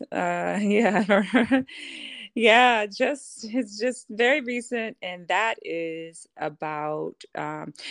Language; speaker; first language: English; native; English